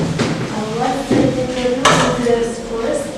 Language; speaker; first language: English; non-native, learner; Kazakh